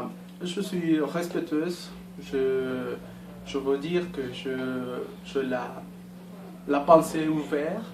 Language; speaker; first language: French; non-native, learner; Spanish